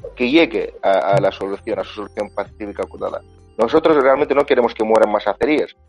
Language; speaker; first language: Spanish; non-native, fluent; Azerbaijani